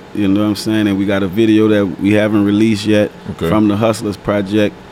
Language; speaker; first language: English; native; English